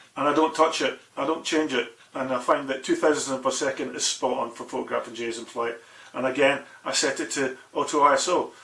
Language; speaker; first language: English; native; English